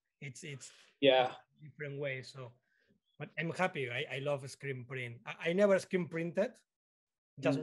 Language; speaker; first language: English; non-native, learner; Spanish